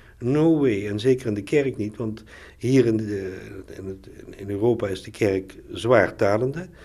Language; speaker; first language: Dutch; native; Dutch